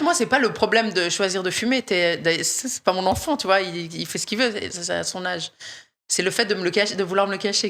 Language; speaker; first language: French; native; French